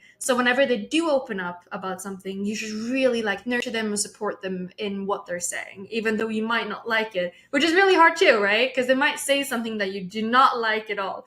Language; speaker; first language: English; non-native, fluent; Swedish